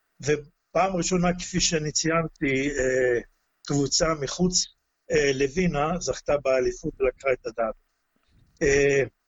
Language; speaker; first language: Hebrew; native; Hebrew